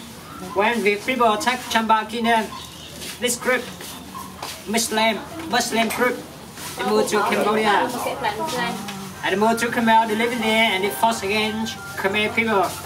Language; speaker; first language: English; non-native, learner; Vietnamese